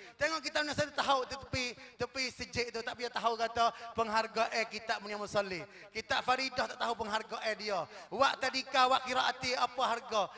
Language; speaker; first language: Malay; native; Malay